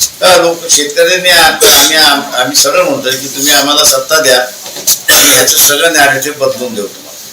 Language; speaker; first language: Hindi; non-native, local second language; Marathi